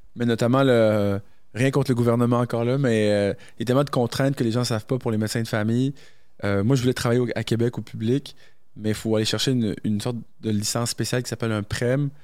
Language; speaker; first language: French; early bilingual, other home language; Arabic